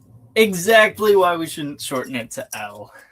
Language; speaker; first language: English; native; English